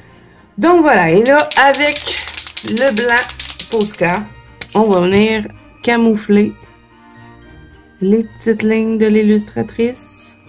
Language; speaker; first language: French; native; French